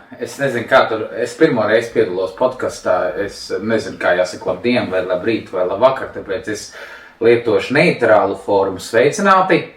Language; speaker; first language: Latvian; non-native, local second language; Russian